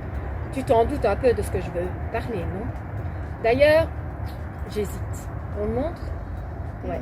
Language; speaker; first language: French; native; French